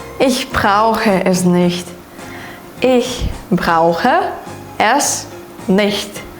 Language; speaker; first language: German; non-native, fluent; Ukrainian